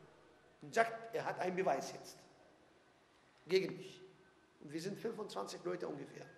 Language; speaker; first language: German; non-native, fluent; Arabic